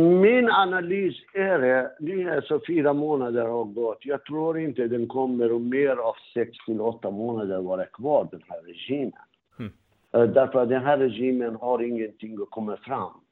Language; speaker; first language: Swedish; non-native, fluent; Persian